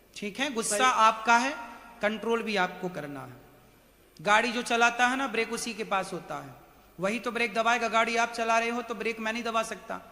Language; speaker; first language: Hindi; native; Hindi